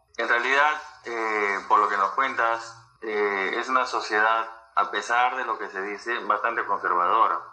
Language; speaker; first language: Spanish; native; Spanish